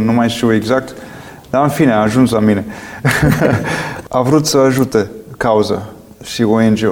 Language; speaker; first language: Romanian; non-native, fluent; English